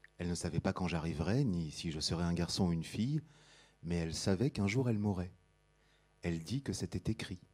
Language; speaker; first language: French; native; French